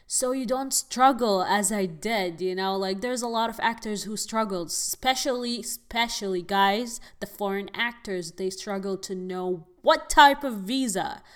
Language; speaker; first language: English; non-native, fluent; Arabic